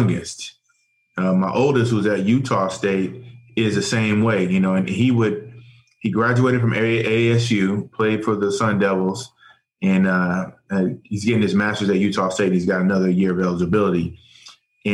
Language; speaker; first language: English; native; English